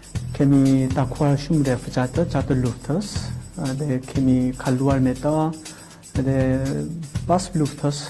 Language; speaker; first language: Albanian; non-native, fluent; Korean